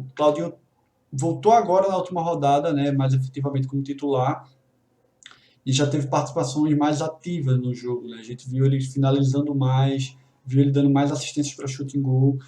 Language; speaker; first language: Portuguese; native; Portuguese